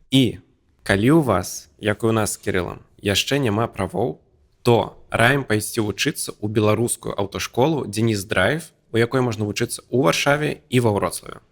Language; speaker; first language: Belarusian; non-native, local second language; Russian